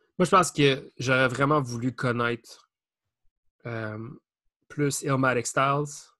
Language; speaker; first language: French; native; French